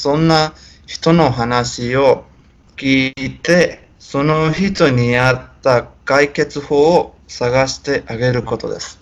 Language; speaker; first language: Japanese; non-native, fluent; Spanish